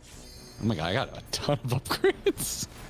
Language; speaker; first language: English; native; English